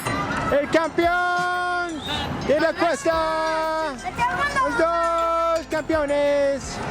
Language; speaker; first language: Spanish; non-native, learner; English